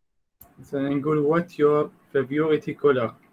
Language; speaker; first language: English; non-native, learner; Arabic